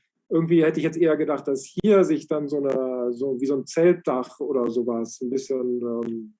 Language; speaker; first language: German; native; German